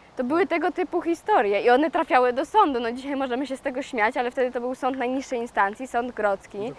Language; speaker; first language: Polish; native; Polish